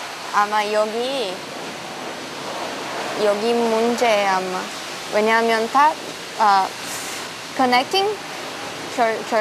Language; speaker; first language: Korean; non-native, learner; Portuguese